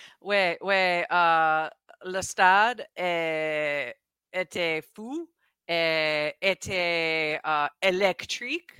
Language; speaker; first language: French; non-native, learner; English